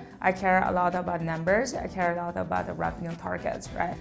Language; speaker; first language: English; non-native, fluent; Chinese